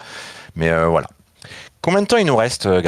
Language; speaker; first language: French; native; French